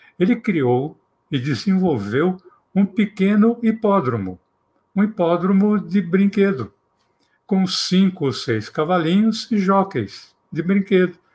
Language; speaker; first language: Portuguese; native; Portuguese